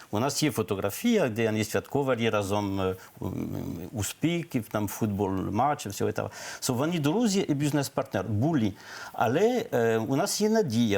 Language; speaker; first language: Ukrainian; non-native, learner; French